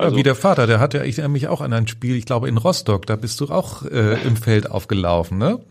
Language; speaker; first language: German; native; German